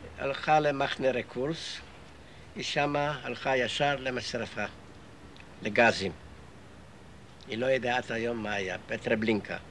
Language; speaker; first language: Hebrew; non-native, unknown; Yiddish